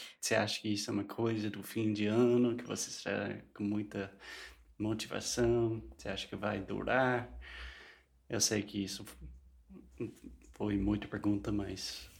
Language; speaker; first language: Portuguese; non-native, fluent; English